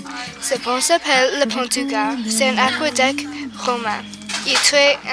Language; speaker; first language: French; non-native, learner; English